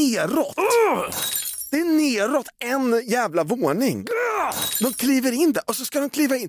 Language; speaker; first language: Swedish; native; Swedish